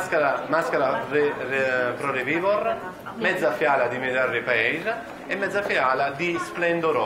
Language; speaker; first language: Italian; native; Italian